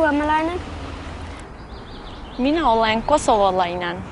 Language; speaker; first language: Finnish; non-native, fluent; Albanian